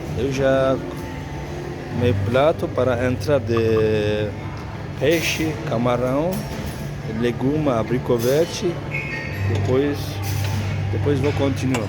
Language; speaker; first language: Portuguese; non-native, learner; Turkish